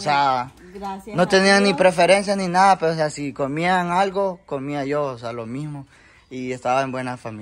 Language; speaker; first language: Spanish; native; Spanish